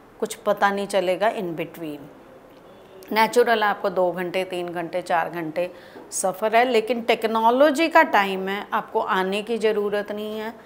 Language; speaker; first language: Hindi; native; Hindi